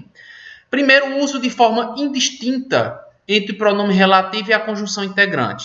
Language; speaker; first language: Portuguese; native; Portuguese